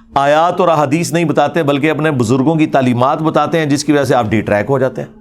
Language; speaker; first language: Urdu; non-native, local second language; Punjabi